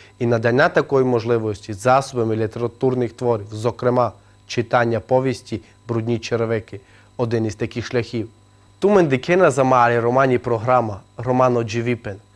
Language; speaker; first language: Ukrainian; non-native, local second language; Romany